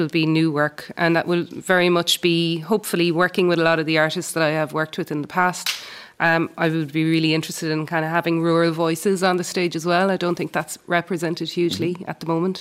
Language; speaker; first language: English; native; English